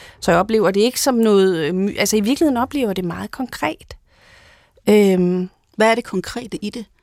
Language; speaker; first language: Danish; native; Danish